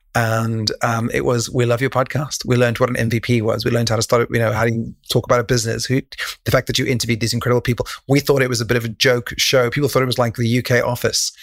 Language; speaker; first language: English; native; English